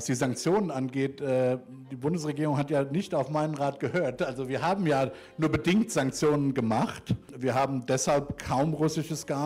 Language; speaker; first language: German; native; German